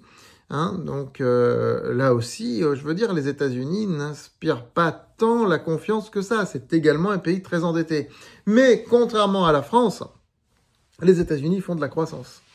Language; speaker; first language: French; native; French